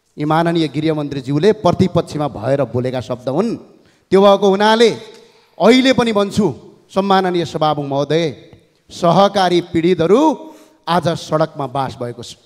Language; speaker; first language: Nepali; native; Nepali